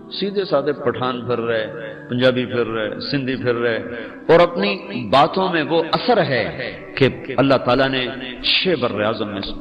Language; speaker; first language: Urdu; non-native, local second language; Punjabi